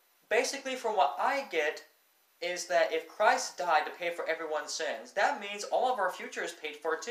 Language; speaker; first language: English; native; English